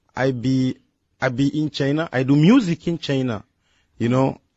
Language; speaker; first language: English; non-native, learner; Lingala